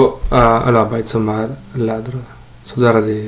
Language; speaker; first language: Norwegian; non-native, fluent; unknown